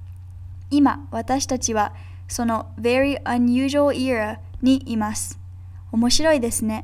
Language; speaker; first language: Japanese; non-native, learner; English